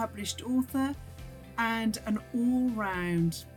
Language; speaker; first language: English; native; English